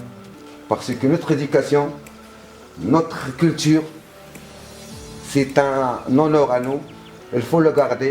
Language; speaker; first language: French; non-native, local second language; Arabic